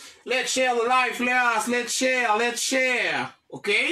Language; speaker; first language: English; non-native, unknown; Haitian Creole